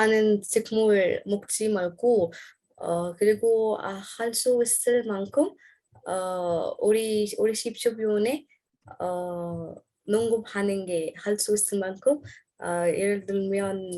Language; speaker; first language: Korean; non-native, learner; Arabic